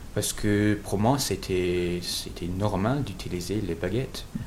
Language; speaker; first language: French; non-native, learner; English